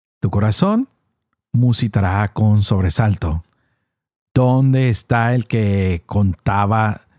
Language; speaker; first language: Spanish; native; Spanish